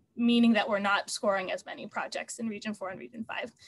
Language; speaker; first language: English; native; English